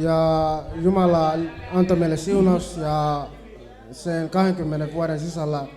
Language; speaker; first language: Finnish; early bilingual, other home language; Swahili